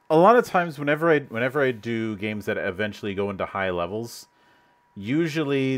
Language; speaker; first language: English; native; English